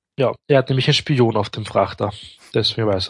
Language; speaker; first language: German; native; German